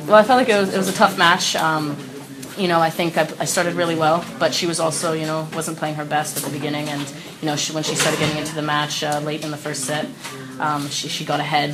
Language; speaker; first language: English; early bilingual, other home language; French